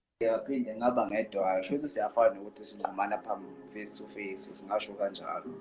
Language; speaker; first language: Zulu; native; Zulu